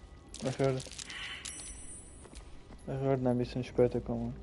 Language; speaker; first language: German; non-native, learner; Russian